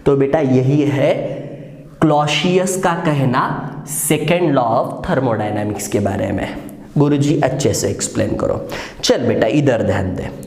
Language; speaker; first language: Hindi; non-native, local second language; Marathi